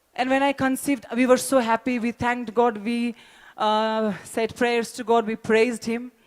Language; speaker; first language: English; non-native, local second language; Hindi